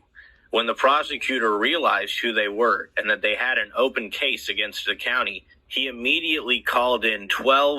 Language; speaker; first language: English; native; English